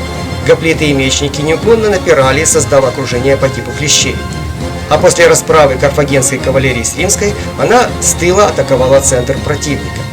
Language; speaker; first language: Russian; native; Russian